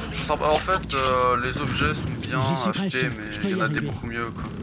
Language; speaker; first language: French; native; French